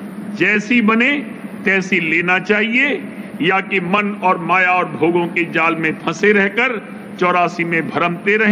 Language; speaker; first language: Hindi; native; Hindi